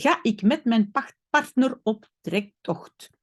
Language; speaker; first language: Dutch; non-native, local second language; French